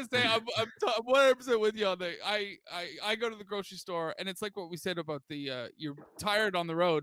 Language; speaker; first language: English; native; English